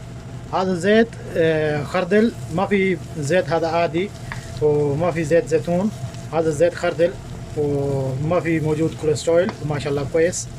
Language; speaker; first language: Arabic; non-native, learner; Urdu